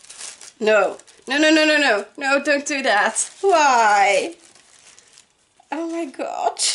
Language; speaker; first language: English; non-native, fluent; Dutch